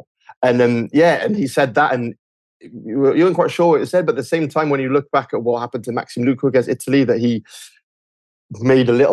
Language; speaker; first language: English; native; English